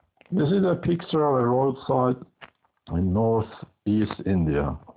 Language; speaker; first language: English; non-native, fluent; Persian